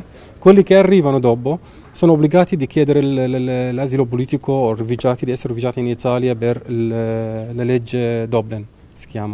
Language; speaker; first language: Italian; non-native, learner; Arabic